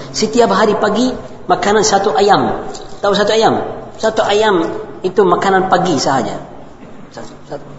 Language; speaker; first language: Indonesian; non-native, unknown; Arabic